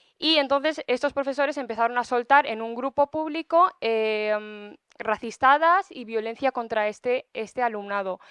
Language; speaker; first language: Spanish; early bilingual, other home language; Arabic